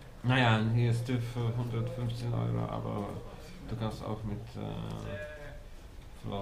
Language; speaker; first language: German; non-native, learner; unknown